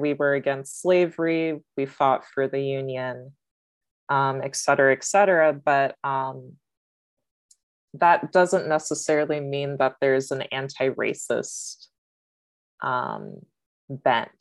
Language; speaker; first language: English; native; English